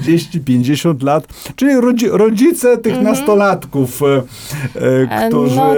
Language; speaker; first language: Polish; native; Polish